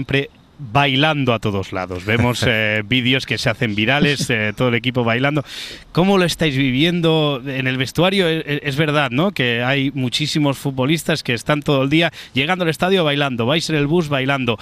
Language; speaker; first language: Spanish; native; Spanish